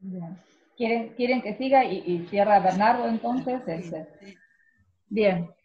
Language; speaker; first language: Spanish; native; Spanish